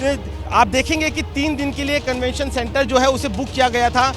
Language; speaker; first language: Hindi; native; Hindi